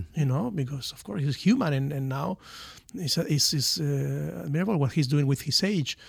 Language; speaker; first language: English; non-native, fluent; Spanish